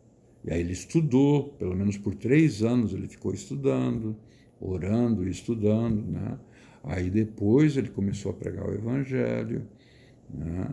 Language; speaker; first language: Portuguese; native; Portuguese